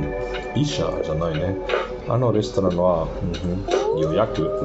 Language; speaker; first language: Japanese; non-native, learner; Catalan